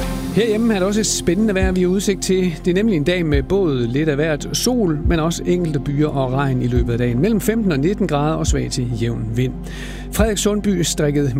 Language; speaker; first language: Danish; native; Danish